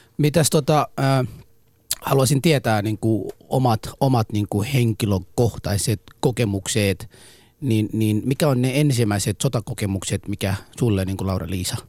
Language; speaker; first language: Finnish; non-native, fluent; Somali